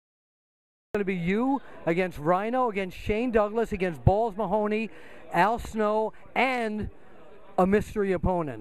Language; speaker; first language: English; native; English